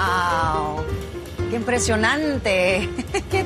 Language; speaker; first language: Spanish; non-native, learner; English